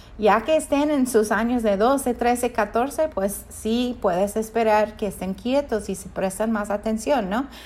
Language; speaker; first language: Spanish; non-native, fluent; English